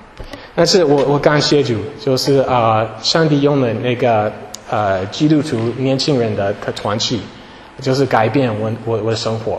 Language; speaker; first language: Chinese; non-native, fluent; English